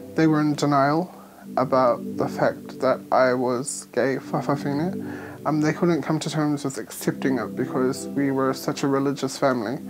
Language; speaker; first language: English; native; English